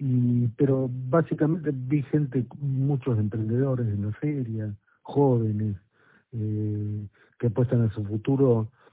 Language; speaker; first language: Spanish; native; Spanish